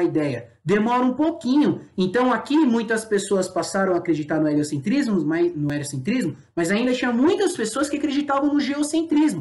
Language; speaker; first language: Portuguese; native; Portuguese